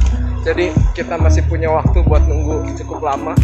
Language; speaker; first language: Indonesian; native; Indonesian